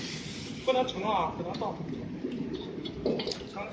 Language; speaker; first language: Chinese; native; Chinese